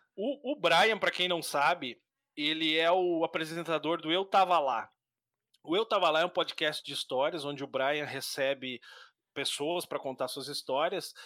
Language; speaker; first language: Portuguese; native; Portuguese